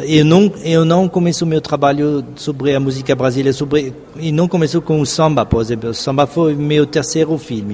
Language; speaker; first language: Portuguese; non-native, fluent; French